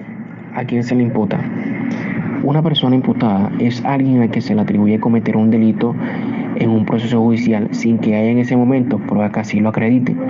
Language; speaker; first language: Spanish; native; Spanish